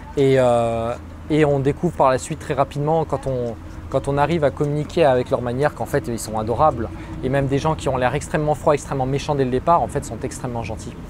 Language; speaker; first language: French; native; French